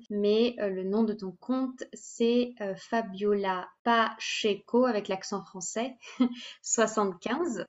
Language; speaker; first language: French; native; French